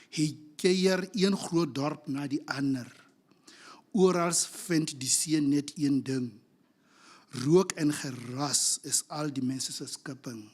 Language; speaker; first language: Afrikaans; non-native, local second language; Southern Sotho